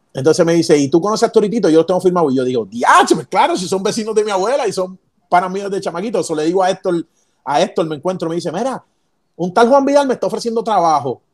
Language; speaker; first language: Spanish; native; Spanish